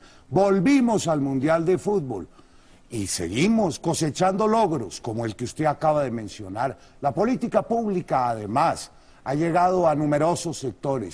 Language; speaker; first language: Spanish; native; Spanish